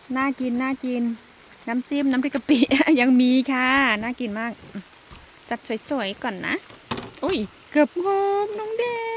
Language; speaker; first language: Thai; non-native, local second language; Karen languages